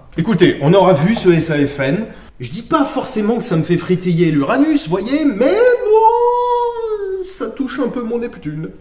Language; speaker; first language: French; native; French